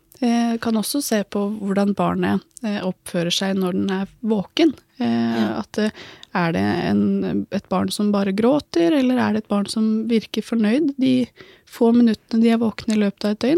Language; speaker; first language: Norwegian; native; Norwegian